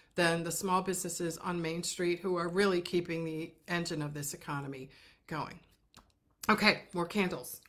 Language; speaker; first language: English; native; English